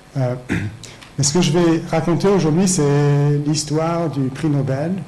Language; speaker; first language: French; native; French